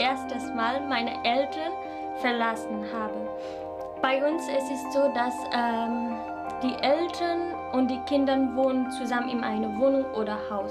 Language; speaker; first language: German; non-native, fluent; Nepali